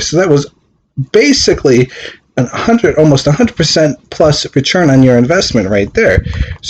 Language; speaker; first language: English; native; English